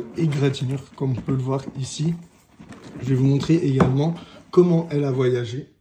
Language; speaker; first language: French; native; French